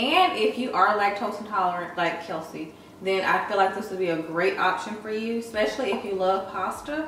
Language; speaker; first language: English; native; English